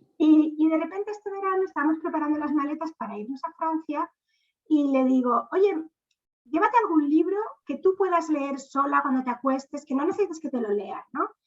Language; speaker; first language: Spanish; native; Spanish